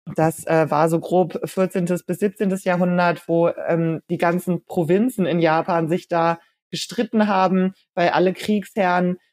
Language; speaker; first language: German; native; German